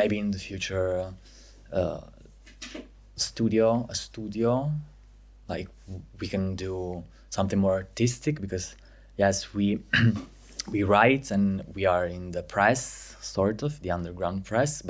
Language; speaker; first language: English; non-native, fluent; Italian